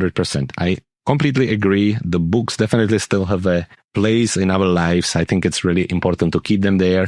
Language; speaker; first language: English; non-native, fluent; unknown